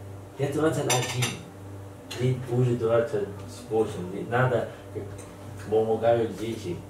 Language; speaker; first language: Russian; non-native, learner; Chinese